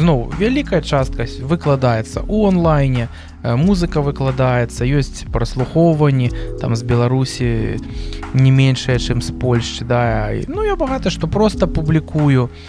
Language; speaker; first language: Belarusian; non-native, local second language; Russian